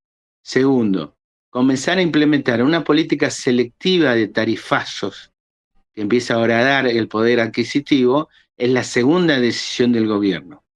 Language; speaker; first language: Spanish; native; Spanish